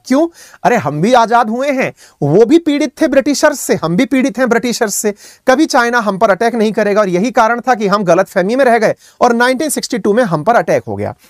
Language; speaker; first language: Hindi; native; Hindi